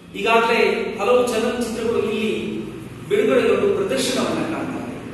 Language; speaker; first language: Kannada; non-native, local second language; Kodava